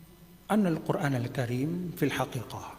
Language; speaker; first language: Arabic; non-native, fluent; Indonesian